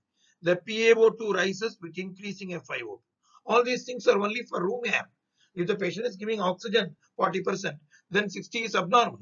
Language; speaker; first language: English; non-native, local second language; Tamil